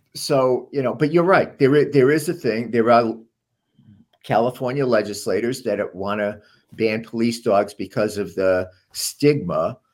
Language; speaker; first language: English; native; English